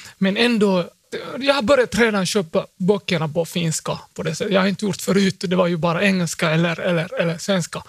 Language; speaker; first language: Swedish; early bilingual, other home language; Somali